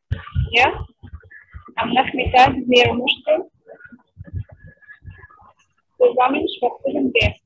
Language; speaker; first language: German; non-native, learner; Arabic